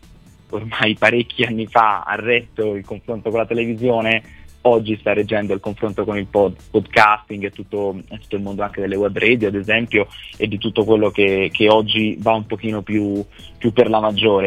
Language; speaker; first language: Italian; native; Italian